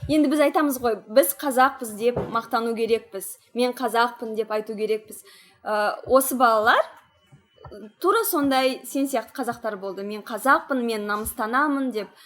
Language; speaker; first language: Kazakh; non-native, local second language; Russian